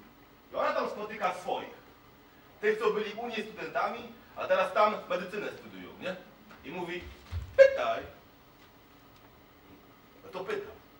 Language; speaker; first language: Polish; non-native, fluent; Kurdish